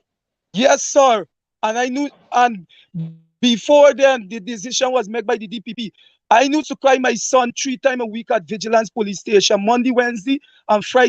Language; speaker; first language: English; native; English